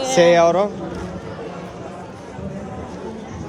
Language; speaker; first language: Italian; non-native, learner; Bangla